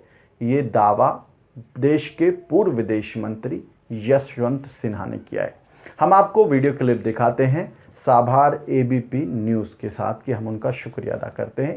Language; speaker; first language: Hindi; native; Hindi